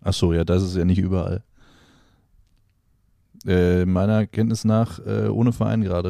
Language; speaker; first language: German; native; German